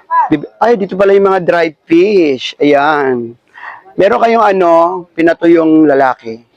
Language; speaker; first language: Filipino; native; Filipino